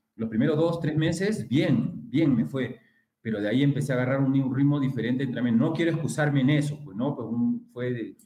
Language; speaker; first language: Spanish; native; Spanish